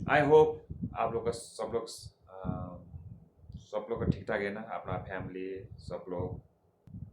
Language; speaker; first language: Hindi; non-native, learner; Nepali